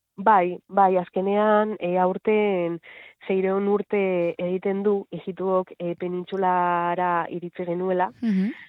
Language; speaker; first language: Basque; non-native, local second language; Spanish